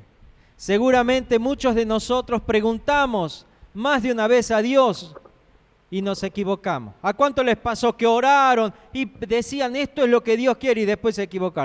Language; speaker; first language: Spanish; native; Spanish